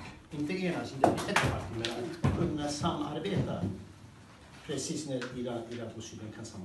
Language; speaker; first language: Swedish; non-native, fluent; Kurdish